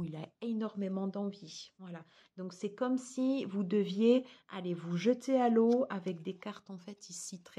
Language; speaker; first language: French; native; French